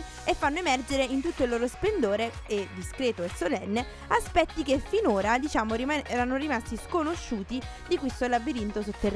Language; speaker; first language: Italian; native; Italian